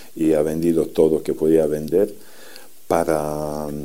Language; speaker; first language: Spanish; non-native, fluent; Serbian